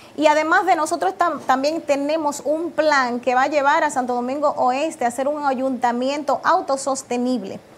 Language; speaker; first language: Spanish; native; Spanish